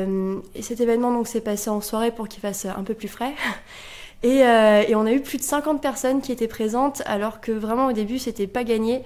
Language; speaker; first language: French; native; French